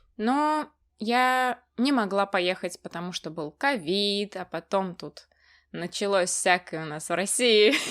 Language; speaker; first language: Russian; native; Russian